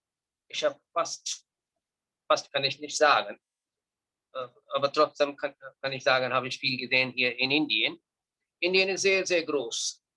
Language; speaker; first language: German; non-native, learner; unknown